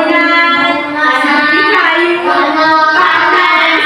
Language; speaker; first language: Indonesian; native; Indonesian